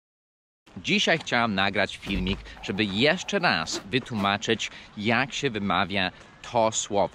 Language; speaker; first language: Polish; non-native, fluent; English